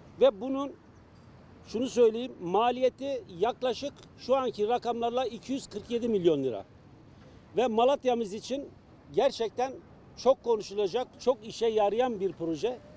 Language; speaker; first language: Turkish; native; Turkish